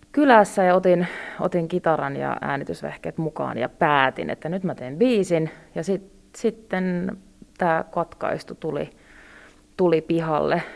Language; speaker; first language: Finnish; early bilingual, other home language; Russian